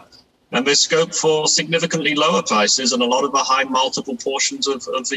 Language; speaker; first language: English; native; English